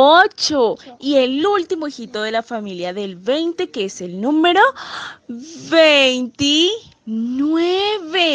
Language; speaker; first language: Spanish; native; Spanish